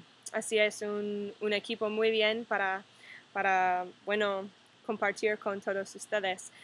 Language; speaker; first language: Spanish; non-native, fluent; English